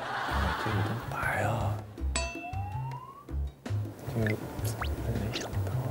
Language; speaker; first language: Chinese; non-native, fluent; Korean